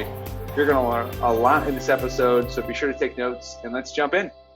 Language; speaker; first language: English; native; English